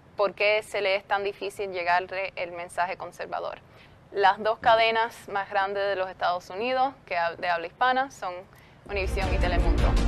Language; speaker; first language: English; native; English